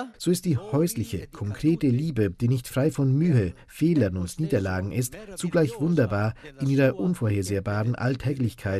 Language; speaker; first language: German; native; German